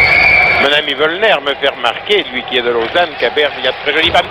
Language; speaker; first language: French; native; French